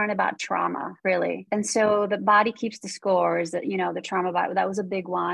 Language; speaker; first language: English; early bilingual, other home language; Polish